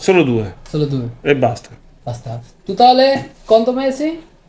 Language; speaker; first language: Italian; non-native, learner; Bangla